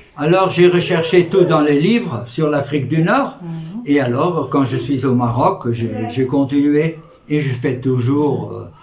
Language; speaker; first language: French; native; French